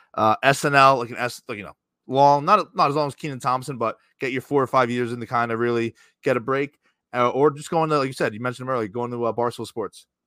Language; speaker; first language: English; native; English